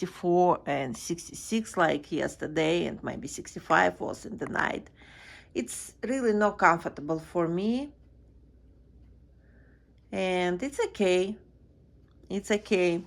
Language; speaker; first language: English; non-native, learner; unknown